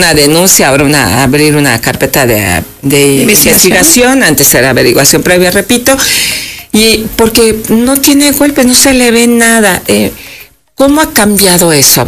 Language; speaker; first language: Spanish; native; Spanish